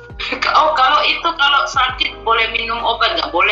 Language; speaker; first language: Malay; early bilingual, heritage; Malay